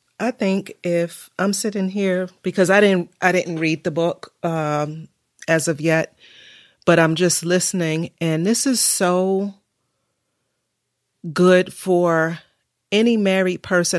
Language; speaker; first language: English; native; English